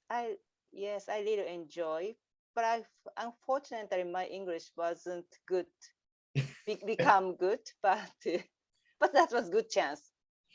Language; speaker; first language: English; non-native, learner; Japanese